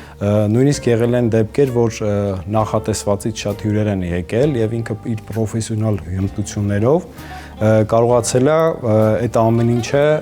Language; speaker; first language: Armenian; native; Armenian